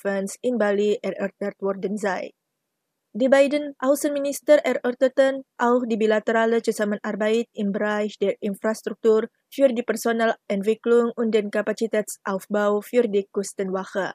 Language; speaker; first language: German; non-native, fluent; Indonesian